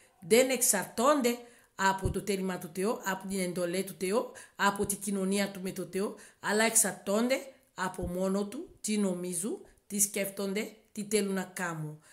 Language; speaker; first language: Greek; non-native, learner; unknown